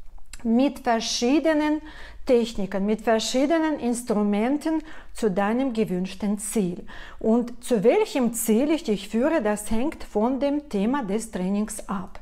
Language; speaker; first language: German; non-native, fluent; Russian